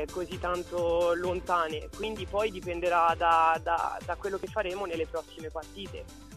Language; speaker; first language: Italian; early bilingual, other home language; French